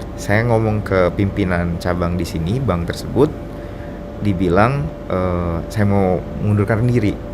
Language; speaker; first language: Indonesian; native; Indonesian